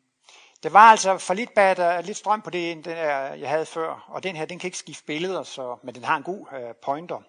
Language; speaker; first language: Danish; native; Danish